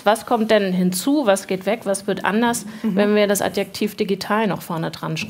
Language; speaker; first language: German; native; German